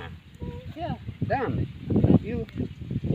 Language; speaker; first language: English; non-native, learner; Indonesian